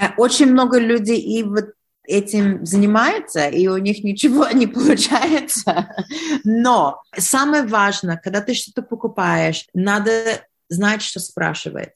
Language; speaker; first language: Russian; early bilingual, heritage; Russian